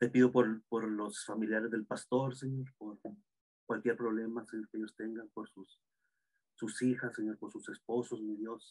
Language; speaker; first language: Spanish; native; Spanish